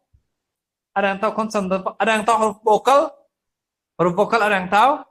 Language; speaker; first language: Indonesian; non-native, fluent; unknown